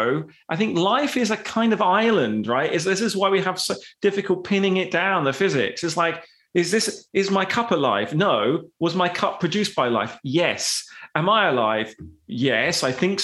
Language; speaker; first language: English; native; English